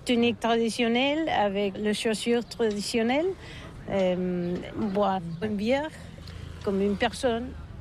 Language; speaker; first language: French; non-native, learner; Catalan